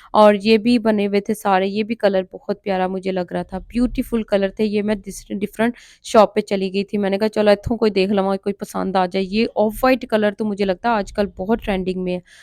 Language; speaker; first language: Urdu; non-native, local second language; Punjabi